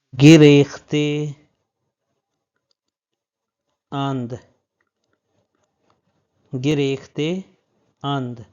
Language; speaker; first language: Persian; non-native, fluent; Urdu